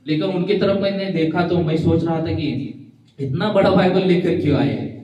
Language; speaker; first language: Hindi; non-native, local second language; Marathi